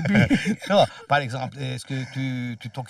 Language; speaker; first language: French; non-native, fluent; Turkish